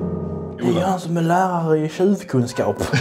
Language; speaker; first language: Swedish; native; Swedish